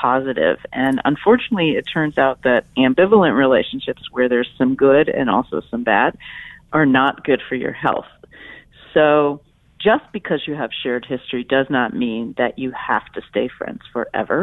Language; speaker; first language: English; native; English